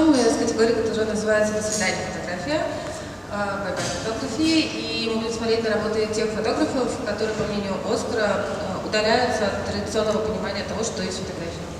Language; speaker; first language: Russian; native; Russian